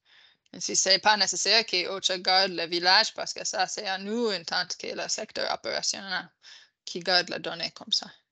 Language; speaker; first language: French; non-native, fluent; English